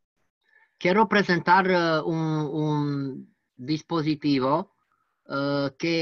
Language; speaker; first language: Spanish; non-native, learner; French